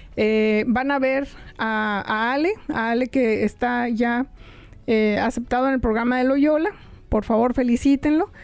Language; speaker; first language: Spanish; native; Spanish